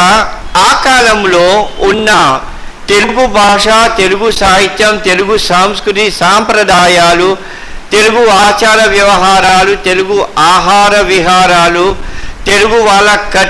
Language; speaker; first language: Telugu; early bilingual, heritage; Telugu